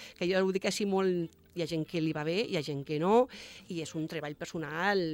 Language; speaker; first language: Catalan; non-native, local second language; Spanish